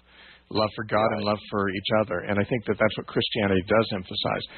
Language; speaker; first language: English; native; English